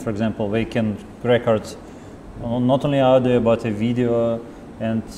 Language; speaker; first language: English; non-native, fluent; Russian